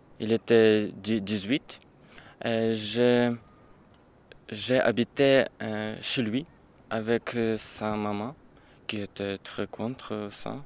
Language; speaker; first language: French; non-native, learner; Ukrainian